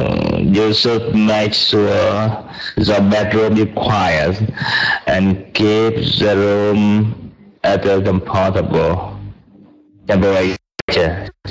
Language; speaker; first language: English; non-native, learner; Vietnamese